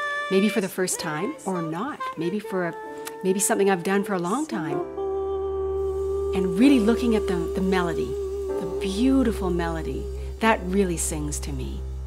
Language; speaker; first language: English; native; English